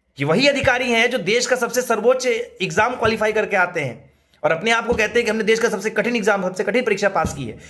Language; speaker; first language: Hindi; native; Hindi